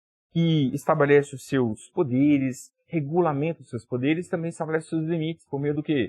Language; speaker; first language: Portuguese; native; Portuguese